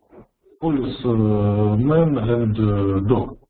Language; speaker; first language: English; non-native, learner; Russian